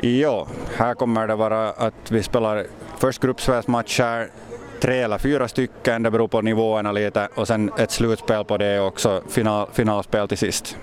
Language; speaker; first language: Swedish; native; Swedish